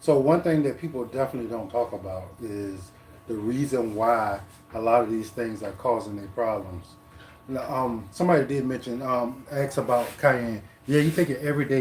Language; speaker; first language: English; native; English